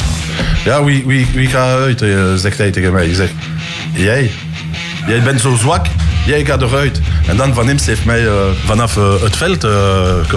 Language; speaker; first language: Dutch; non-native, local second language; French